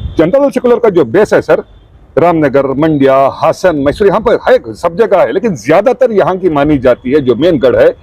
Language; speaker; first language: Hindi; non-native, local second language; Urdu